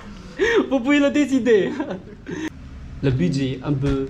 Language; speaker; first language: French; non-native, learner; Chinese